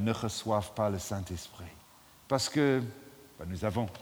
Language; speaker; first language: French; non-native, fluent; English